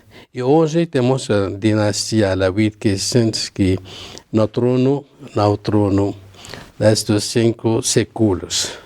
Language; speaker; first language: Portuguese; non-native, learner; Arabic